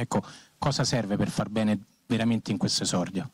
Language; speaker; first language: Italian; native; Italian